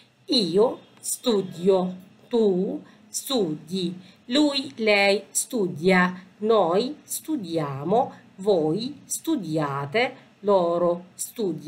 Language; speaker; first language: Italian; non-native, fluent; Arabic